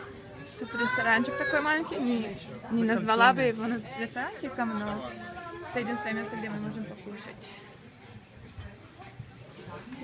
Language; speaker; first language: Russian; early bilingual, heritage; Russian